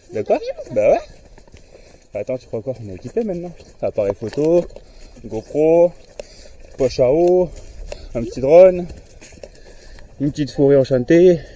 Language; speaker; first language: French; native; French